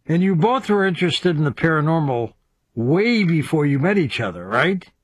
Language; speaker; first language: English; native; English